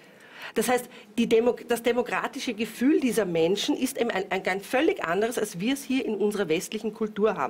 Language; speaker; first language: German; native; German